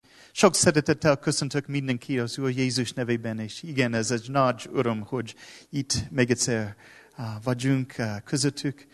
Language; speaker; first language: Hungarian; non-native, learner; English